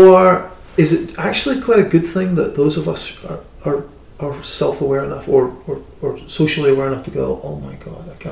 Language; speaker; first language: English; native; English